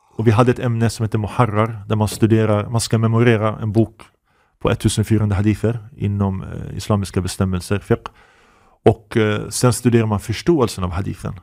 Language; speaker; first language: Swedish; native; Swedish